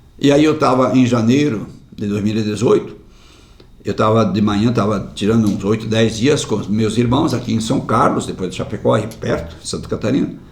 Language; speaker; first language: Portuguese; non-native, local second language; German